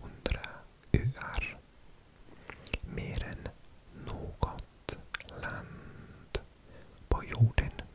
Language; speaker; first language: Swedish; non-native, learner; English